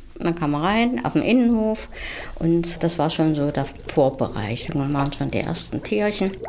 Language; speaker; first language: German; native; German